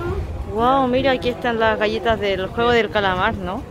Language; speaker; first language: Spanish; native; Spanish